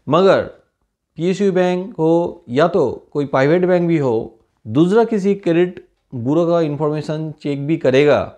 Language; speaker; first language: Hindi; non-native, local second language; Bangla